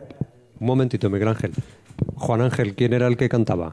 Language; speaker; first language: Spanish; native; Spanish